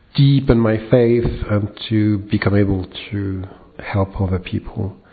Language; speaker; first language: English; non-native, fluent; French